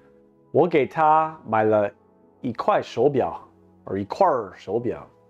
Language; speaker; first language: Chinese; non-native, learner; English